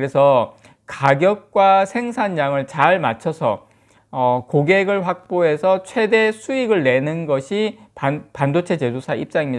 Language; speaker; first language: Korean; native; Korean